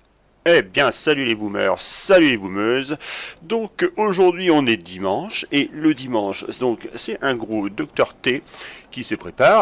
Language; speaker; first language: French; native; French